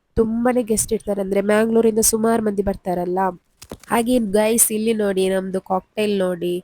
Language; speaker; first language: Kannada; non-native, local second language; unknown